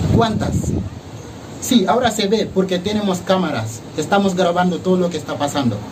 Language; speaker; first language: Spanish; non-native, fluent; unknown